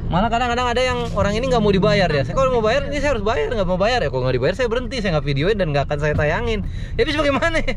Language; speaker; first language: Indonesian; native; Indonesian